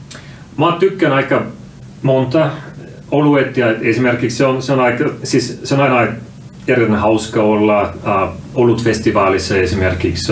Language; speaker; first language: Finnish; non-native, fluent; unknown